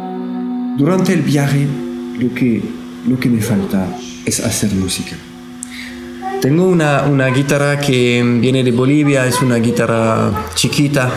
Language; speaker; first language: Spanish; non-native, learner; French